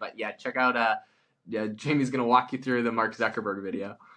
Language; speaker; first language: English; native; English